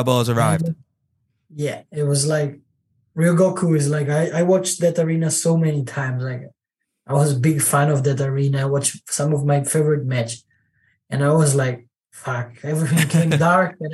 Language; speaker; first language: English; non-native, learner; Italian